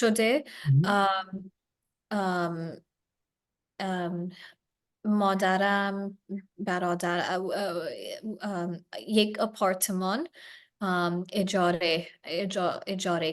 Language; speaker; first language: Persian; non-native, learner; English